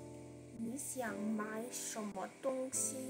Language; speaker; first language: Chinese; non-native, learner; English